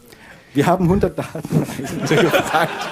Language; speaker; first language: German; native; German